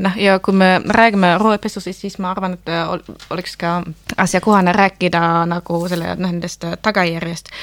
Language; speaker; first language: Estonian; non-native, fluent; German